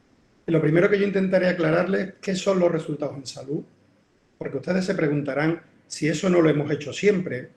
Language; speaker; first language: Spanish; native; Spanish